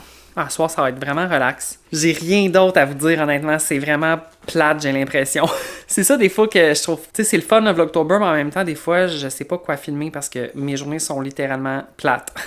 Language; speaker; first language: French; native; French